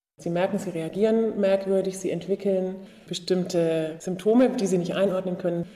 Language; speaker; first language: German; native; German